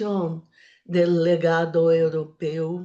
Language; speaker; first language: Spanish; non-native, fluent; Portuguese